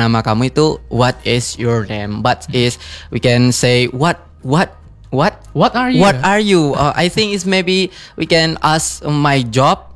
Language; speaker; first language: English; non-native, learner; Indonesian